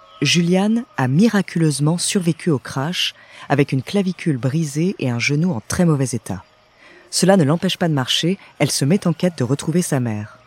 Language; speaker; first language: French; native; French